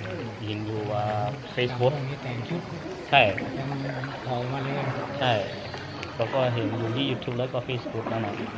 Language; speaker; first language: Thai; non-native, learner; Hmong